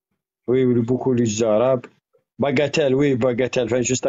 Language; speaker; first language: French; non-native, learner; Arabic